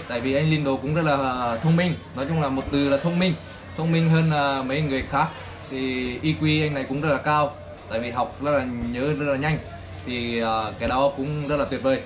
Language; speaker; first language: Vietnamese; native; Vietnamese